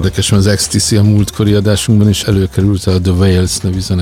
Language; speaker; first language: Hungarian; native; Hungarian